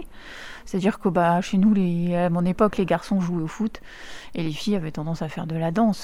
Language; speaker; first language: French; native; French